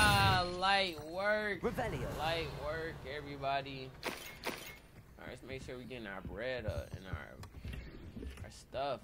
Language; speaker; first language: English; native; English